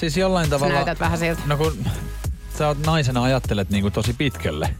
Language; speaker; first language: Finnish; native; Finnish